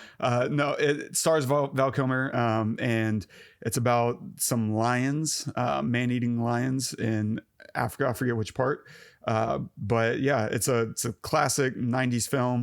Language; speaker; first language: English; native; English